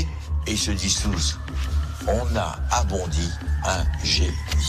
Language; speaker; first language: French; native; French